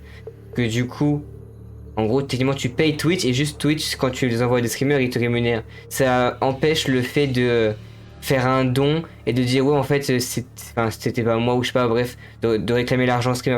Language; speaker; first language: French; native; French